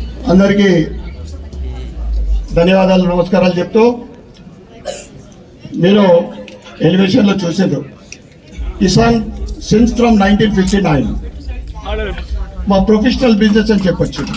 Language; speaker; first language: Telugu; native; Telugu